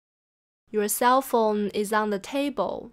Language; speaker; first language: English; non-native, fluent; Chinese